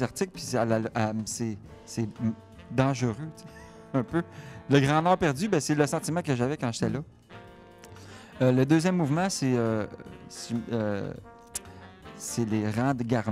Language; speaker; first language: French; native; French